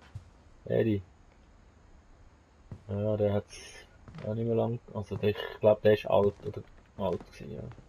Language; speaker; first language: German; native; German